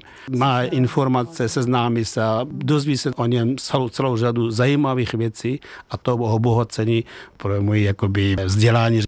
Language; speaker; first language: Czech; non-native, fluent; Persian